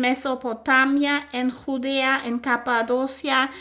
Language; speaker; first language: Spanish; non-native, fluent; German